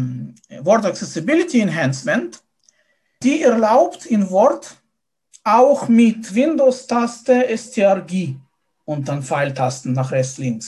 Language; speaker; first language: German; non-native, fluent; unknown